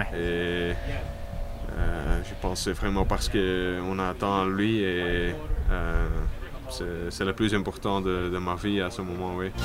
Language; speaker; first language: French; non-native, local second language; Dutch